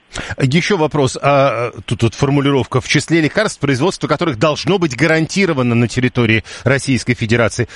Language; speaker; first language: Russian; native; Russian